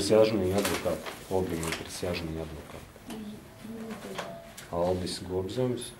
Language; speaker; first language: Russian; non-native, local second language; Latvian